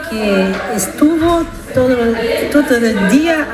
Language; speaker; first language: Spanish; non-native, learner; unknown